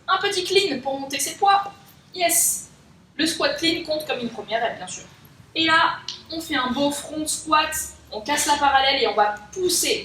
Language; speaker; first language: French; native; French